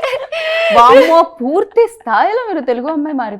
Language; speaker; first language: Telugu; native; Telugu